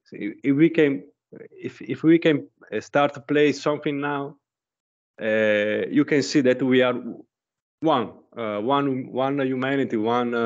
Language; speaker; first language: English; non-native, learner; Italian